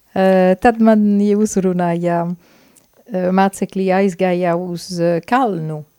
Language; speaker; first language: Latvian; non-native, fluent; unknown